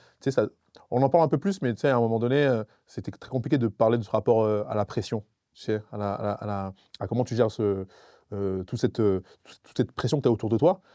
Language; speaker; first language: French; non-native, local second language; Sango